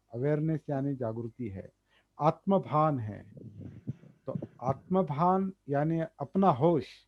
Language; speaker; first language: Hindi; non-native, local second language; Marathi